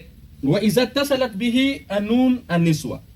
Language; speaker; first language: Arabic; non-native, fluent; Fula